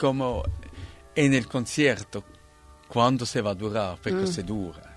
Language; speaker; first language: Spanish; non-native, fluent; Italian